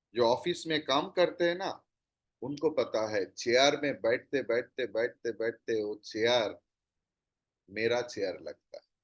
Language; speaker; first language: Hindi; non-native, local second language; Bangla